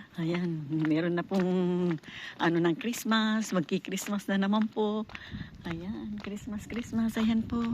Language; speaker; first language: Filipino; native; Filipino